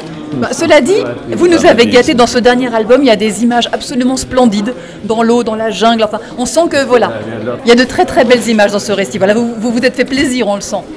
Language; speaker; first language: French; native; French